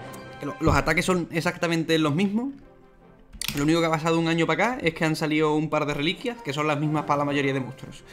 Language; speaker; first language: Spanish; native; Spanish